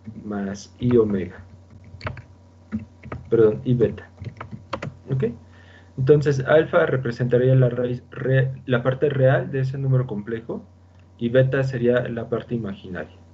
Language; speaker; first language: Spanish; native; Spanish